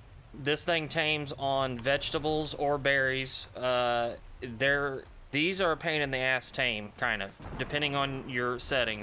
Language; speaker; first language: English; native; English